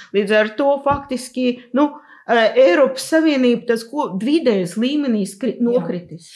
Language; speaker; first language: Latvian; non-native, local second language; Russian